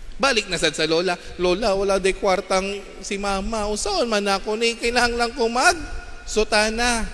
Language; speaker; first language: Cebuano; non-native, local second language; Filipino